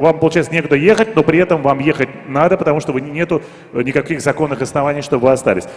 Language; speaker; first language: Russian; native; Russian